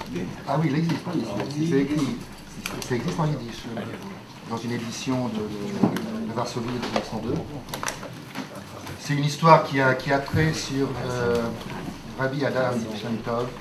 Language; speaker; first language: French; native; French